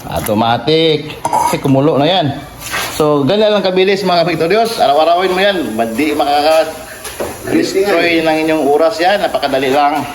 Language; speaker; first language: Filipino; non-native, local second language; Cebuano